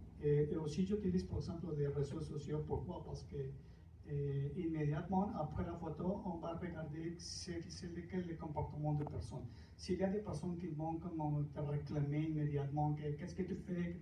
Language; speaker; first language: French; non-native, fluent; Spanish